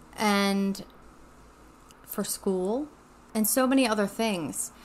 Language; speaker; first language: English; native; English